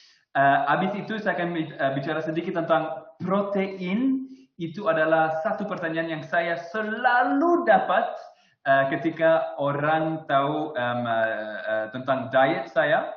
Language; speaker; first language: Indonesian; non-native, fluent; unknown